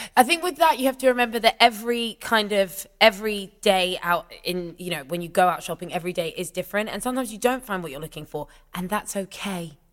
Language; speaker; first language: English; native; English